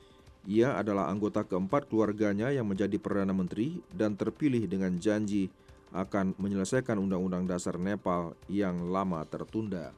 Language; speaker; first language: Indonesian; native; Indonesian